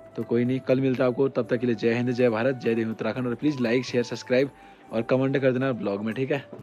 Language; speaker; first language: Hindi; non-native, local second language; Garhwali